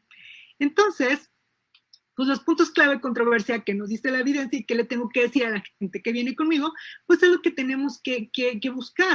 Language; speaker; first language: Spanish; native; Spanish